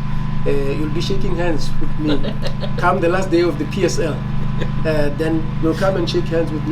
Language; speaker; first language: English; non-native, local second language; Northern Sotho